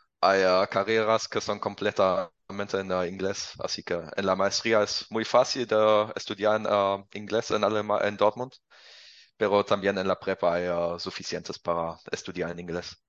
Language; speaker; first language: Spanish; non-native, learner; German